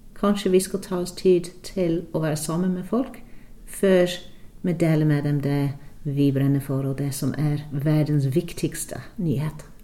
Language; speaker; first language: Norwegian; non-native, fluent; English